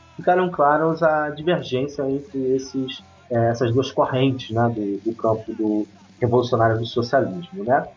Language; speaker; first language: Portuguese; native; Portuguese